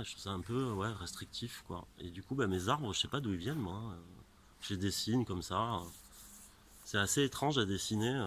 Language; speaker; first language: French; native; French